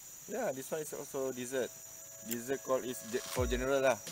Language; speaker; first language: English; non-native, learner; Malay